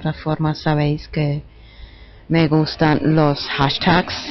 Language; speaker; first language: Spanish; non-native, fluent; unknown